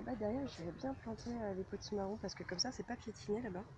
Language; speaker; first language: French; native; French